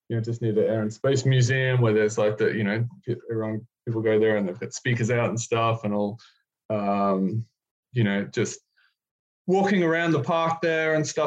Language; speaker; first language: English; native; English